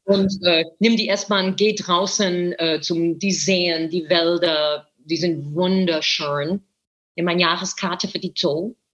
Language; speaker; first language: German; non-native, fluent; English